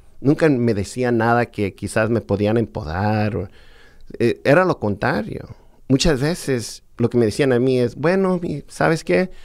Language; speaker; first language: Spanish; early bilingual, heritage; Spanish